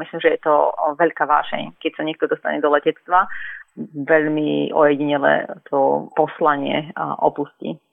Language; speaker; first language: Slovak; native; Slovak